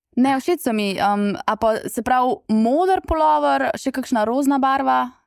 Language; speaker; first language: Slovenian; native; Slovenian